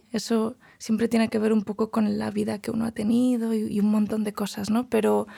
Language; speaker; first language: Spanish; non-native, local second language; Galician